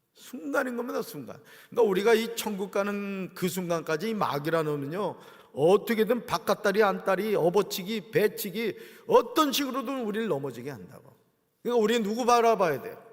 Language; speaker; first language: Korean; native; Korean